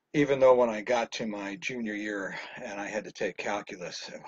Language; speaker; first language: English; native; English